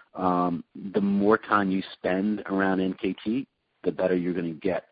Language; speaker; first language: English; native; English